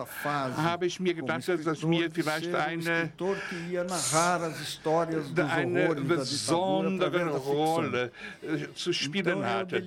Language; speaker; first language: German; non-native, fluent; Portuguese